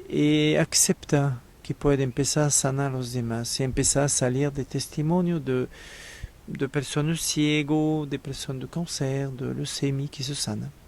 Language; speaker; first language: Spanish; non-native, learner; French